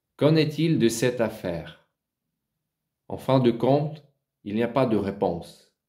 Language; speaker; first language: French; non-native, learner; Ukrainian